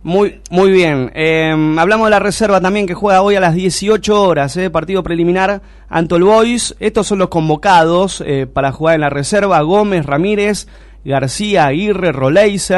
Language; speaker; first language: Spanish; native; Spanish